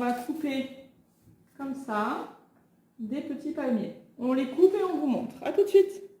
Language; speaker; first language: French; native; French